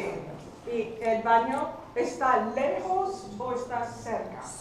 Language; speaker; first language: Spanish; non-native, fluent; English